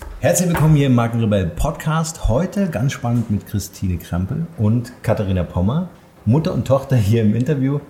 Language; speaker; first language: German; native; German